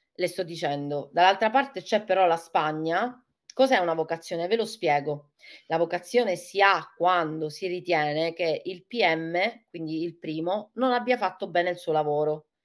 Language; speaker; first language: Italian; native; Italian